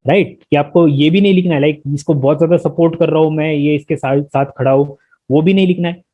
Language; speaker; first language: Hindi; non-native, local second language; Marathi